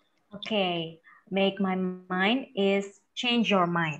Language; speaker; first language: English; non-native, fluent; Indonesian